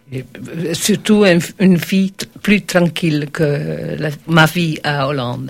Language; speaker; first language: French; non-native, learner; Dutch